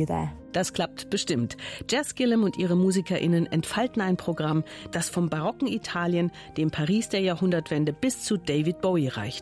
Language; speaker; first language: German; native; German